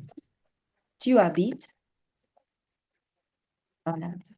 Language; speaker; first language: French; non-native, fluent; Hindi